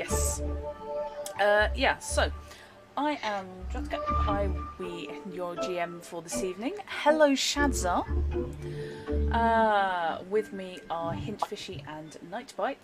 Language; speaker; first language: English; native; English